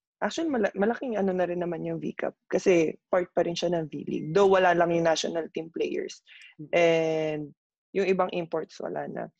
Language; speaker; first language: Filipino; native; Filipino